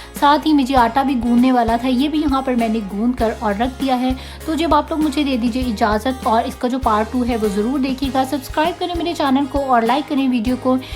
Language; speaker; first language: Urdu; native; Urdu